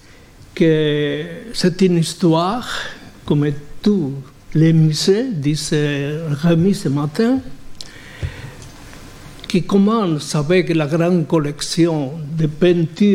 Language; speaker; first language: French; non-native, fluent; Spanish